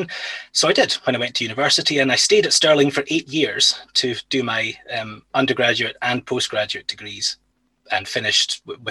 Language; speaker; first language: English; native; English